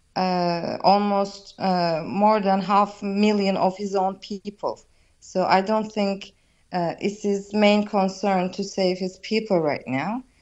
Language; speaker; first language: English; non-native, fluent; Turkish